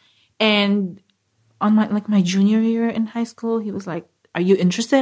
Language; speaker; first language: English; non-native, local second language; Filipino